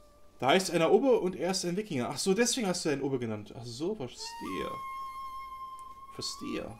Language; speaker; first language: German; native; German